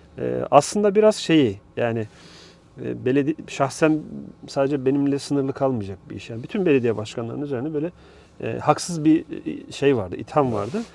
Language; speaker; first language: Turkish; early bilingual, heritage; Turkish